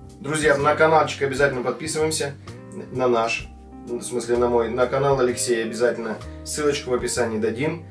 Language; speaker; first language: Russian; native; Russian